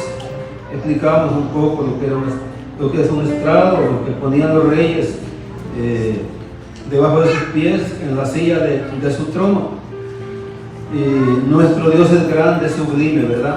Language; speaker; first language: Spanish; native; Spanish